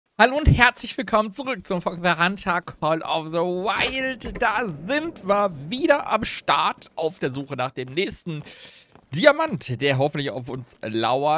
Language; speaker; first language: German; native; German